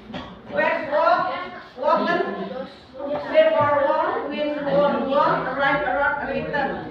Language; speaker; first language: English; non-native, learner; Indonesian